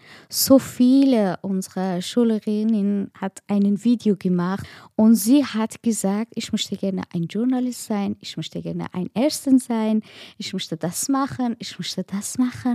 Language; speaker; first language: German; non-native, learner; Persian